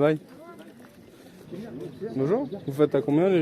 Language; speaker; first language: French; native; French